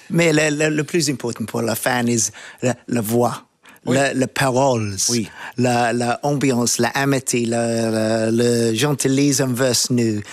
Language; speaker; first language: French; non-native, learner; English